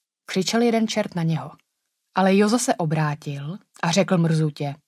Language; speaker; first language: Czech; native; Czech